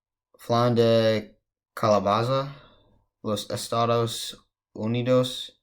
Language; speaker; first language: Spanish; non-native, learner; English